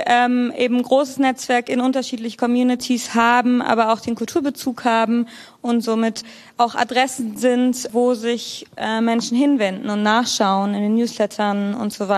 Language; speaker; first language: German; native; German